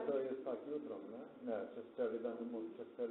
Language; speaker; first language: Polish; non-native, learner; Croatian